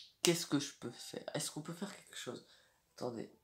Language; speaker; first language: French; native; French